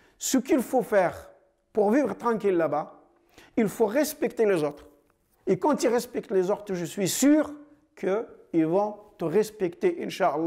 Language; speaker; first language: French; non-native, fluent; Arabic